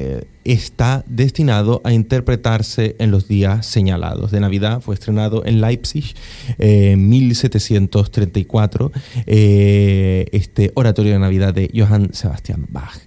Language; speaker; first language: Spanish; native; Spanish